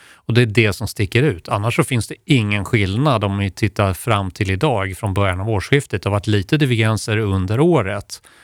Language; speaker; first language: Swedish; native; Swedish